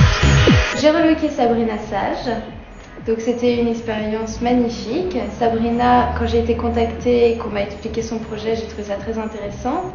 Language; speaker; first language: French; native; French